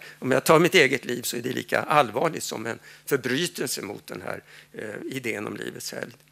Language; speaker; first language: Swedish; native; Swedish